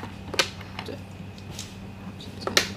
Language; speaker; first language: Chinese; non-native, learner; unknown